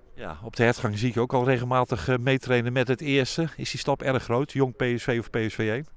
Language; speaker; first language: Dutch; native; Dutch